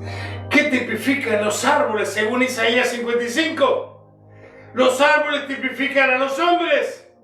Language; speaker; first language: Spanish; native; Spanish